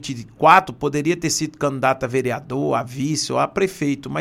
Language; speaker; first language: Portuguese; native; Portuguese